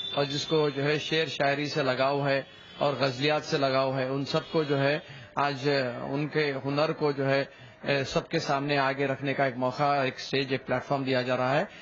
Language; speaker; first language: Urdu; native; Urdu